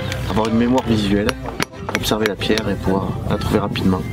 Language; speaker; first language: French; native; French